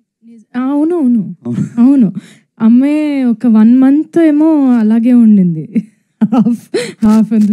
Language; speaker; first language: Telugu; non-native, fluent; Tamil